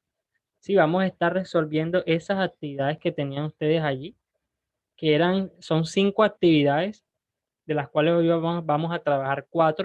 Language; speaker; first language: Spanish; native; Spanish